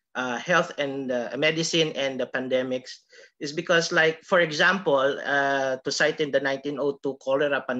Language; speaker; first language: English; non-native, local second language; Filipino